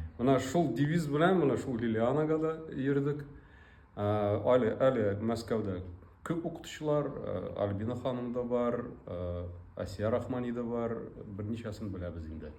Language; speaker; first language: Tatar; early bilingual, heritage; Tatar